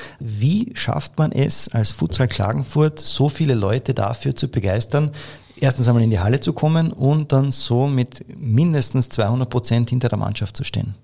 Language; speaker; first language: German; native; German